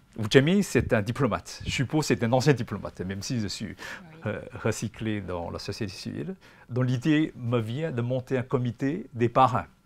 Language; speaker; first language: French; non-native, fluent; Chinese